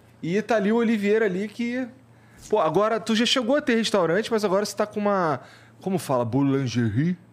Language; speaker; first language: Portuguese; native; Portuguese